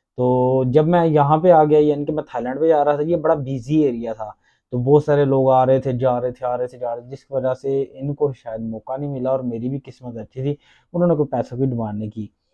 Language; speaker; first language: Urdu; non-native, local second language; Punjabi